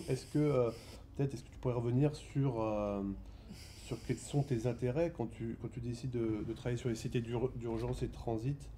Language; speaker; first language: French; native; French